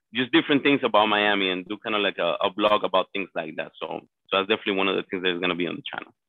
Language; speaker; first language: English; non-native, fluent; Spanish